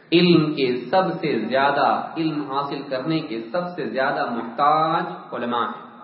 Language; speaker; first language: Urdu; native; Urdu